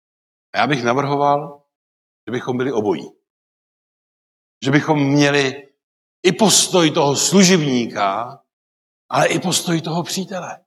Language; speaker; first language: Czech; non-native, local second language; Polish